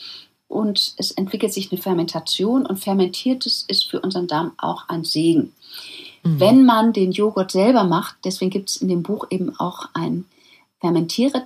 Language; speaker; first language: German; native; German